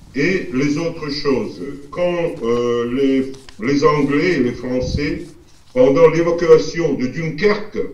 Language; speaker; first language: French; non-native, fluent; Russian